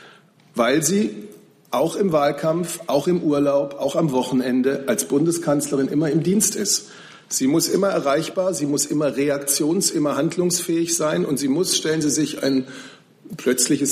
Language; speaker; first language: German; native; German